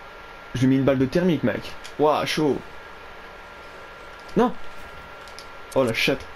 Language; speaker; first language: French; native; French